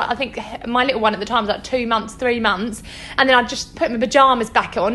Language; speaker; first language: English; native; English